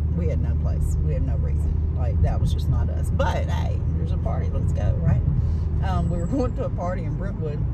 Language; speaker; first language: English; native; English